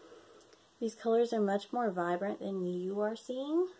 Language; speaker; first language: English; native; English